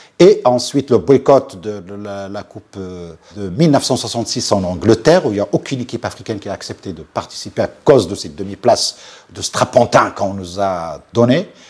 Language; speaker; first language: French; non-native, local second language; Arabic